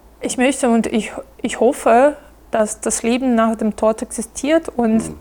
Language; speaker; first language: German; non-native, fluent; Ukrainian